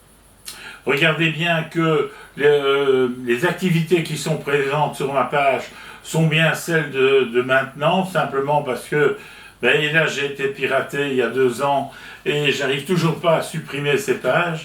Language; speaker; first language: French; native; French